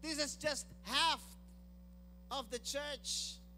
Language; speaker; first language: English; non-native, local second language; Filipino